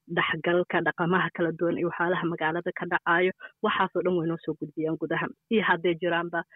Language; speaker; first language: Somali; early bilingual, heritage; Somali